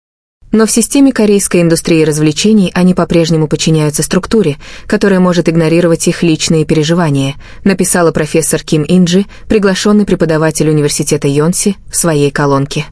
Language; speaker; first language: Russian; native; Russian